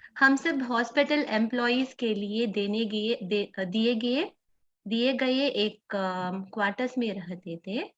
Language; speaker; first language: Hindi; non-native, local second language; Tamil